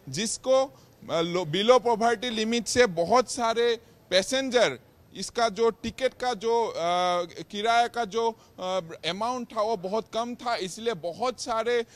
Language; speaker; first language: Hindi; non-native, local second language; Assamese